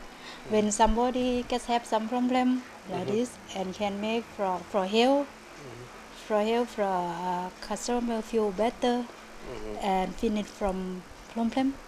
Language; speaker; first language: English; non-native, learner; Thai